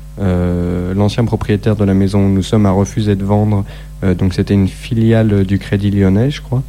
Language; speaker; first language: French; native; French